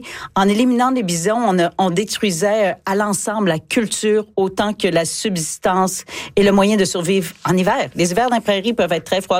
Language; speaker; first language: French; native; French